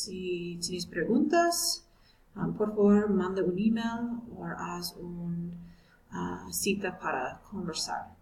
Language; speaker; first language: Spanish; non-native, fluent; English